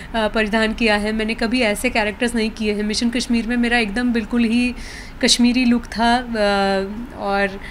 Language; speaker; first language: Hindi; non-native, local second language; Marathi